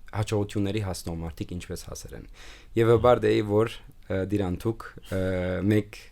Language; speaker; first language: Armenian; early bilingual, heritage; Armenian